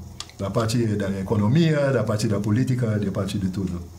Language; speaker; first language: Portuguese; non-native, fluent; English